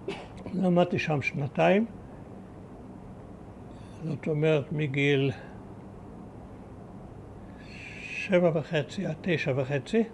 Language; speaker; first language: Hebrew; early bilingual, other home language; German